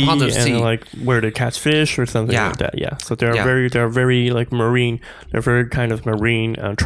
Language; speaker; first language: English; non-native, fluent; Chinese